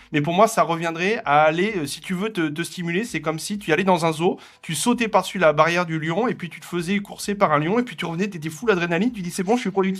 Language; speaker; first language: French; native; French